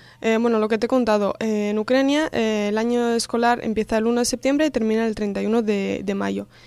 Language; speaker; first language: Spanish; early bilingual, other home language; Russian